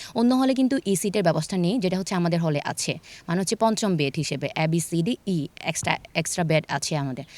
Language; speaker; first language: Bangla; non-native, local second language; Chakma